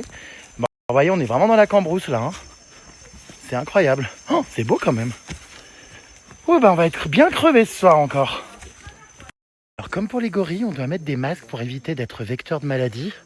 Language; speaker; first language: French; native; French